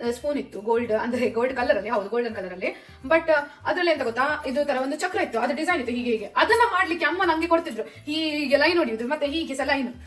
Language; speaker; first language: Kannada; non-native, local second language; Konkani